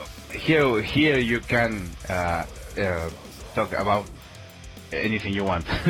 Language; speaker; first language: English; non-native, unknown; Spanish